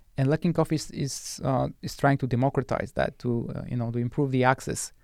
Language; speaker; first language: English; non-native, fluent; Bulgarian